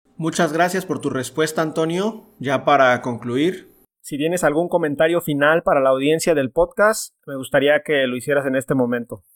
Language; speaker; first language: Spanish; native; Spanish